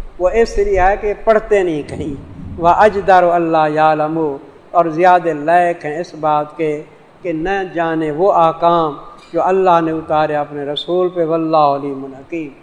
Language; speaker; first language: Urdu; non-native, local second language; Saraiki